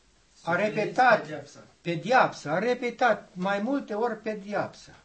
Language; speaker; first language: Romanian; non-native, learner; English